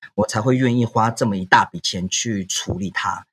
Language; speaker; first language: Chinese; native; Chinese